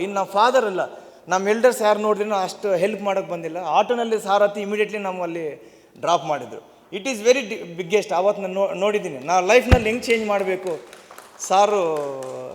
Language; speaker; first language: Kannada; non-native, local second language; Telugu